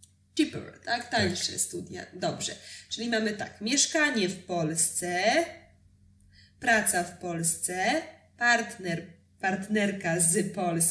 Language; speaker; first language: Polish; native; Polish